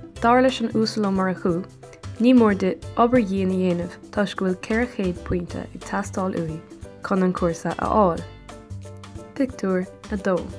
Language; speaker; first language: Irish; non-native, local second language; English